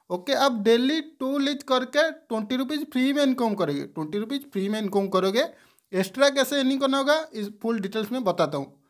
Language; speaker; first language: Hindi; non-native, local second language; Bangla